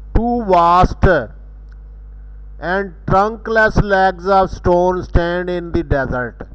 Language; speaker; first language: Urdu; non-native, local second language; Punjabi